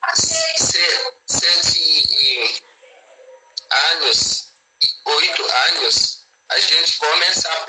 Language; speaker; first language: Portuguese; non-native, fluent; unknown